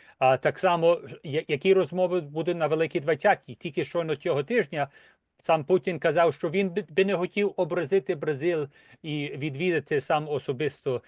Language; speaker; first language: Ukrainian; early bilingual, heritage; Ukrainian